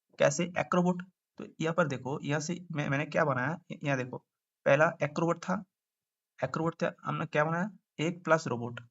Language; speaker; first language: Hindi; non-native, local second language; Bangla